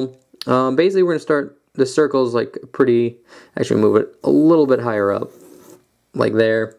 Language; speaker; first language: English; native; English